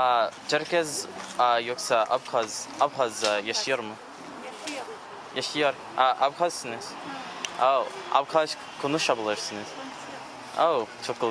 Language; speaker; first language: Turkish; non-native, learner; English